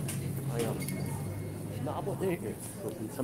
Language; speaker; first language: German; native; German